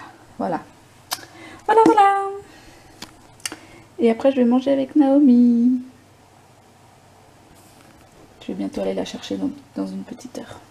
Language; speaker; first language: French; native; French